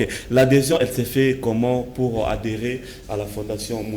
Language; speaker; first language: French; non-native, local second language; Lingala